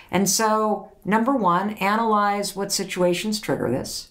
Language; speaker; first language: English; native; English